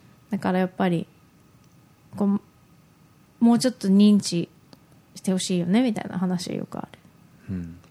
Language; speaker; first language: Japanese; early bilingual, heritage; Japanese